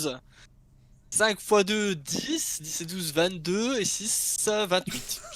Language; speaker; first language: French; native; French